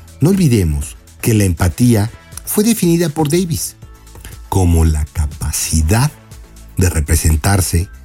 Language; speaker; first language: Spanish; native; Spanish